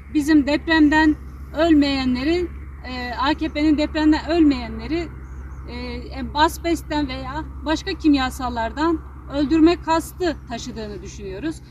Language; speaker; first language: Turkish; native; Turkish